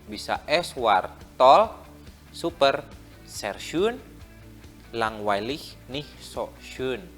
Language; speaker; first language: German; non-native, fluent; Indonesian